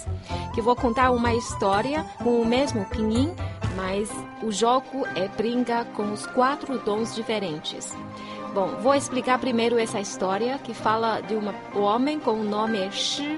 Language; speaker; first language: Portuguese; non-native, fluent; Chinese